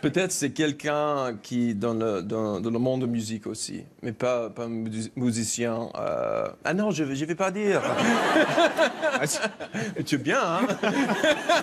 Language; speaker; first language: French; non-native, learner; English